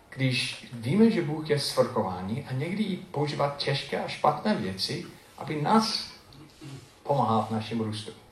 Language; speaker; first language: Czech; non-native, fluent; English